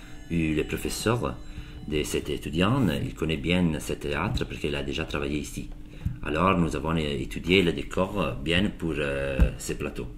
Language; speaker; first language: French; non-native, learner; Italian